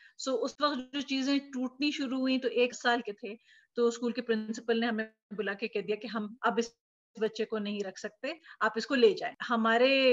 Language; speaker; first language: Urdu; native; Urdu